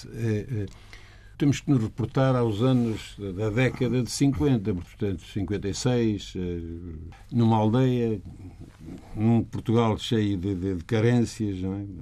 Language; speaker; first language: Portuguese; native; Portuguese